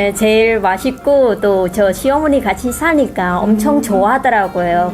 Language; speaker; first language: Korean; non-native, learner; Khmer